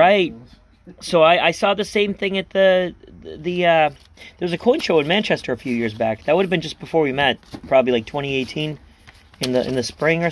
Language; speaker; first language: English; native; English